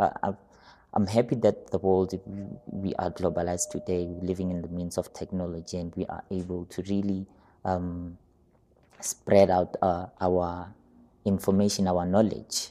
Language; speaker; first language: English; non-native, local second language; Northern Sotho